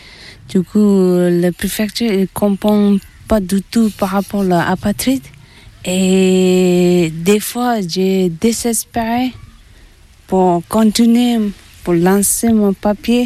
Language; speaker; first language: French; non-native, learner; Tibetan